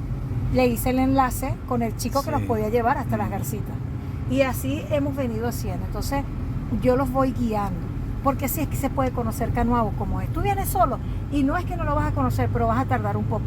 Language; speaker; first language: Spanish; native; Spanish